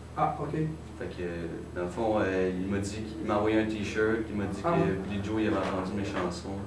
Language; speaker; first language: French; native; French